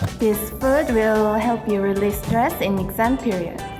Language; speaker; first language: English; non-native, learner; Korean